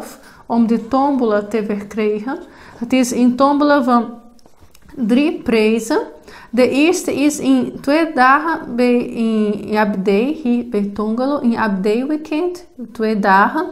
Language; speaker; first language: Dutch; non-native, fluent; Portuguese